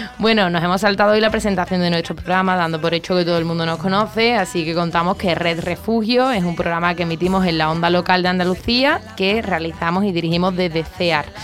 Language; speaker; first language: Spanish; native; Spanish